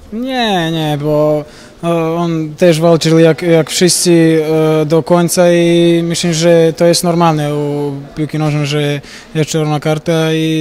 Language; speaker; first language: Polish; non-native, fluent; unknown